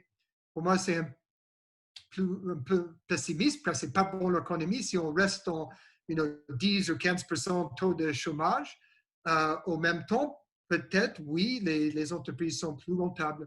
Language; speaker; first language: French; non-native, learner; English